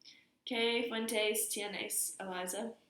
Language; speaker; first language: Spanish; non-native, learner; English